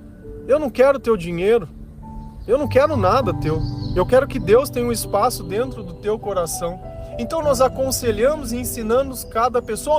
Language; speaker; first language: Portuguese; native; Portuguese